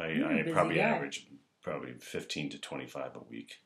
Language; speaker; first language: English; native; English